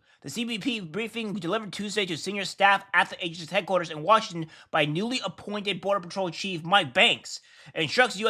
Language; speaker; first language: English; native; English